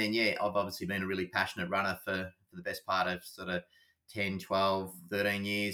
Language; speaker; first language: English; native; English